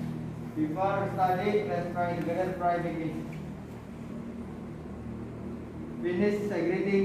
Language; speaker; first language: English; non-native, learner; Indonesian